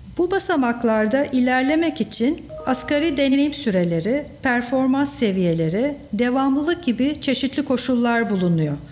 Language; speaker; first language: Turkish; native; Turkish